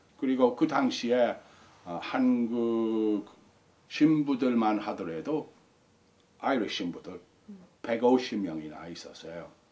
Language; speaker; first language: Korean; non-native, fluent; English